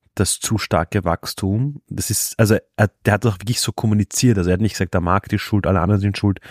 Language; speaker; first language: German; native; German